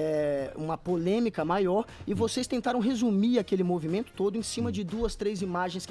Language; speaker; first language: Portuguese; native; Portuguese